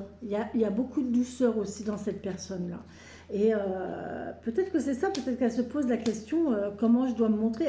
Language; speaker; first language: French; native; French